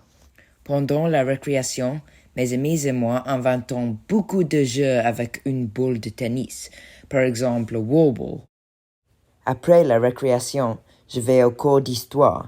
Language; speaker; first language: French; non-native, learner; English